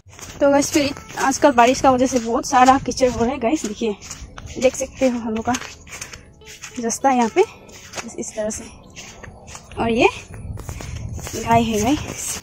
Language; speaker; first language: Hindi; non-native, local second language; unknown